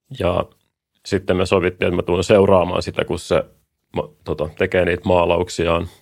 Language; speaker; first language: Finnish; native; Finnish